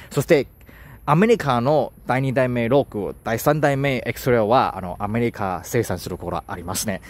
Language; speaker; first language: Japanese; non-native, learner; Chinese